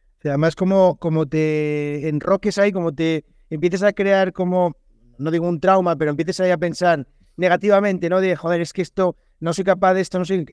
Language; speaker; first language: Spanish; native; Spanish